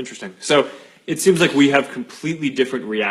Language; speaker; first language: English; native; English